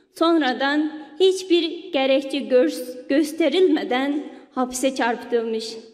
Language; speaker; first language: Turkish; non-native, fluent; Uyghur